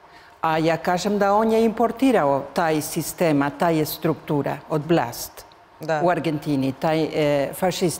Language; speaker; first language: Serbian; early bilingual, heritage; Spanish